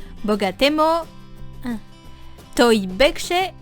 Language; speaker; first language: Polish; non-native, learner; French